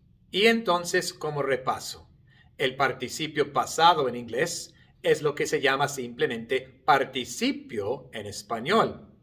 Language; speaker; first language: Spanish; non-native, fluent; English